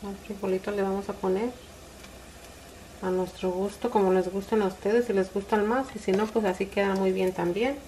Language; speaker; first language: Spanish; native; Spanish